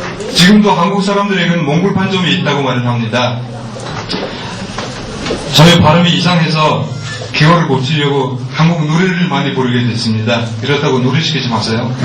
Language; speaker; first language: Korean; non-native, fluent; Mongolian